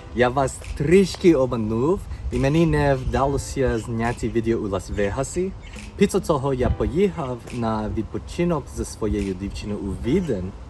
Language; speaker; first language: Ukrainian; non-native, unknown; English